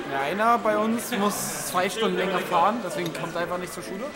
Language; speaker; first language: German; native; German